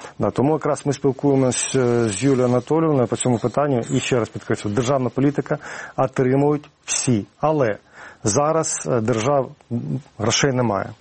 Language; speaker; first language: Ukrainian; non-native, local second language; Russian